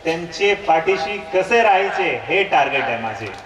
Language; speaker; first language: Marathi; non-native, local second language; Hindi